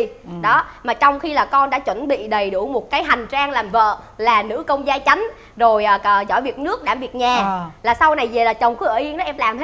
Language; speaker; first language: Vietnamese; native; Vietnamese